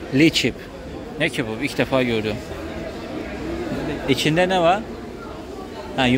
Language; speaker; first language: Turkish; non-native, learner; Russian